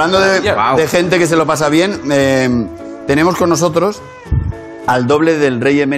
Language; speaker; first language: Spanish; native; Spanish